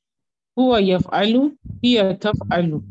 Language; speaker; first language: Arabic; non-native, learner; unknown